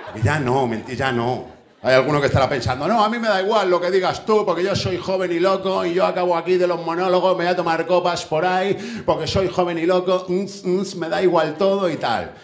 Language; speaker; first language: Spanish; native; Spanish